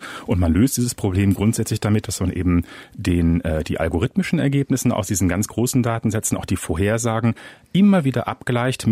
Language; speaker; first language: German; native; German